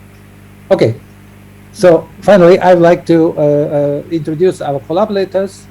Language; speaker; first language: English; non-native, fluent; Japanese